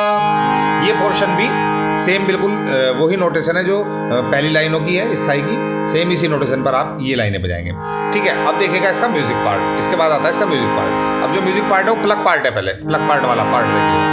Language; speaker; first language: Hindi; native; Hindi